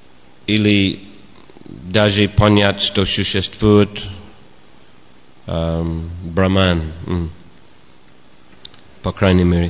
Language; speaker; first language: Russian; non-native, fluent; English